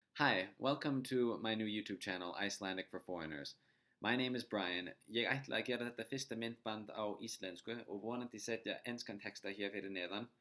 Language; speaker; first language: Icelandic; non-native, fluent; English